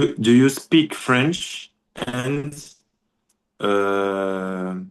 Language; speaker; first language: English; non-native, learner; French